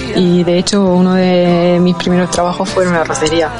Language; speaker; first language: Spanish; native; Spanish